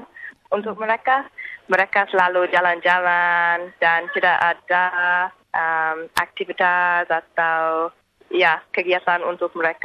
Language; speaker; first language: Indonesian; non-native, learner; English